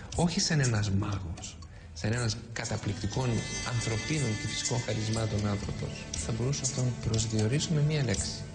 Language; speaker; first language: Greek; native; Greek